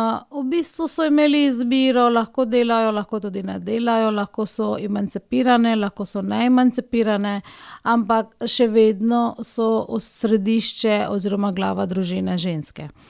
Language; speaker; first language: Slovenian; non-native, fluent; Hindi